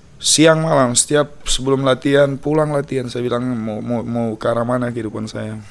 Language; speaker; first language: Indonesian; native; Indonesian